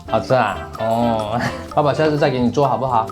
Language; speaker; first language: Chinese; native; Chinese